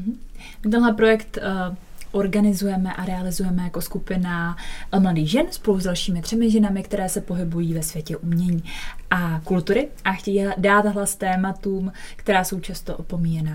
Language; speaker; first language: Czech; native; Czech